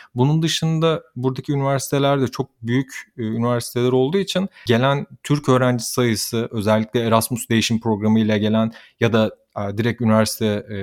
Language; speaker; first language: Turkish; native; Turkish